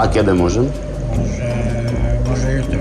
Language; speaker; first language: Polish; non-native, learner; Ukrainian